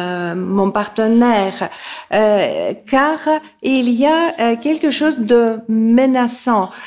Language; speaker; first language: French; non-native, fluent; Greek